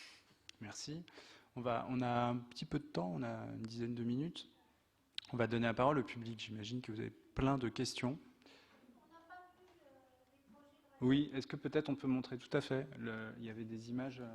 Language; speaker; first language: French; native; French